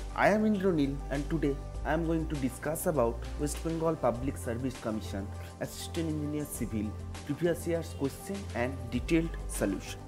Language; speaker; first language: English; non-native, local second language; Bangla